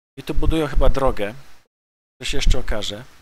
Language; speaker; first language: Polish; native; Polish